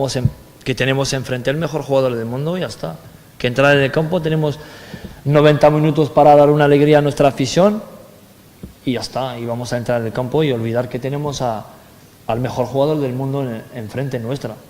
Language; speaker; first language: Spanish; non-native, fluent; French